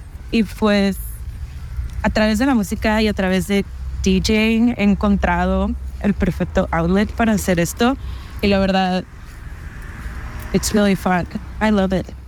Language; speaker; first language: Spanish; native; Spanish